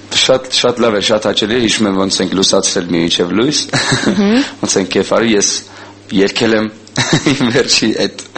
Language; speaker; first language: Armenian; early bilingual, heritage; Armenian